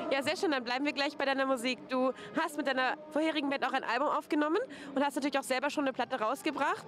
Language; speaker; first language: German; native; German